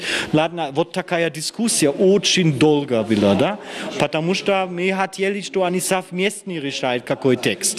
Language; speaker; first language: Russian; non-native, fluent; German